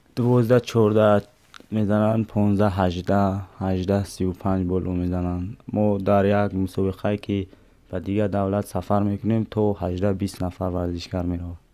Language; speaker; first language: Tajik; native; Tajik